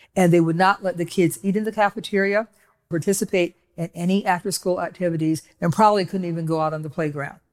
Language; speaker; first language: English; native; English